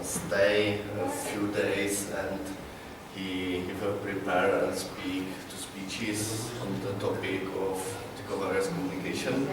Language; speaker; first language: English; non-native, learner; Czech